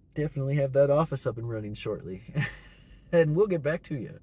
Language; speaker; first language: English; native; English